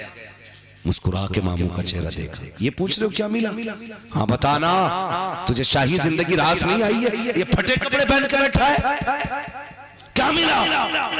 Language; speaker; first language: Hindi; native; Hindi